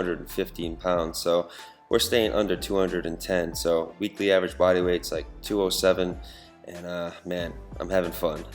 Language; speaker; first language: English; native; English